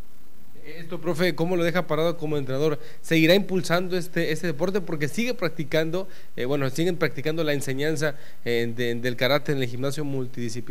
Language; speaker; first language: Spanish; native; Spanish